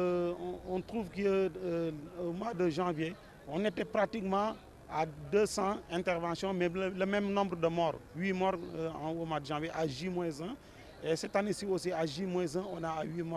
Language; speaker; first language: French; non-native, local second language; Wolof